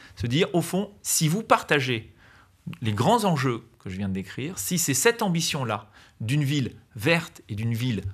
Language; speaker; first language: French; native; French